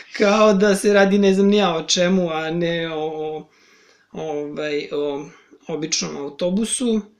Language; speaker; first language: Serbian; native; Serbian